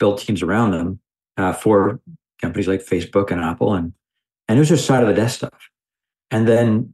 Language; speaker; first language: English; native; English